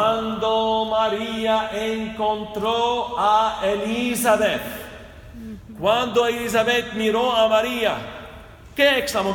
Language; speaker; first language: Spanish; non-native, fluent; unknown